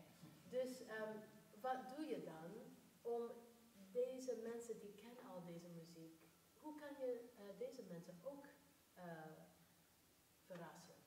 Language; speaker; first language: Dutch; non-native, fluent; English